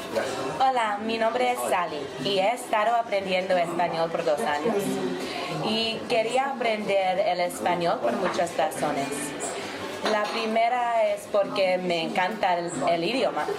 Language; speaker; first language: Spanish; non-native, learner; English